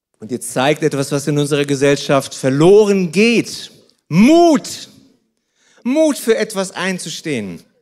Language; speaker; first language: German; early bilingual, other home language; Russian